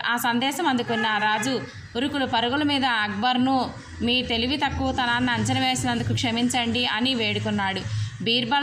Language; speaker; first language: Telugu; native; Telugu